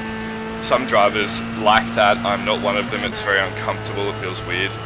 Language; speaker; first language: English; native; English